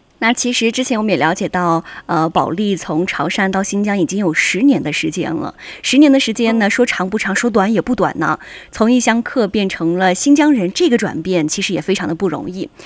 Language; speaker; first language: Chinese; native; Chinese